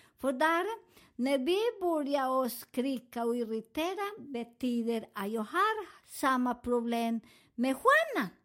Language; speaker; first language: Swedish; non-native, fluent; Spanish